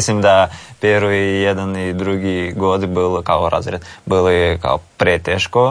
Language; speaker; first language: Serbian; non-native, learner; Russian